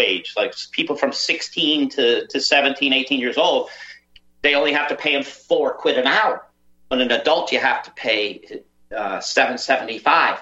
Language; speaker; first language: English; native; English